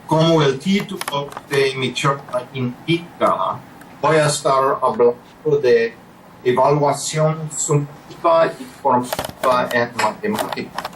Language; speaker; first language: Spanish; non-native, learner; English